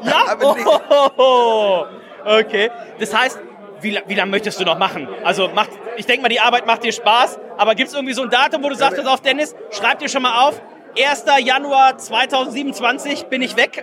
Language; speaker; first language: German; native; German